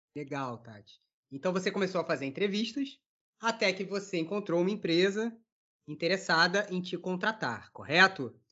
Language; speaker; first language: Portuguese; native; Portuguese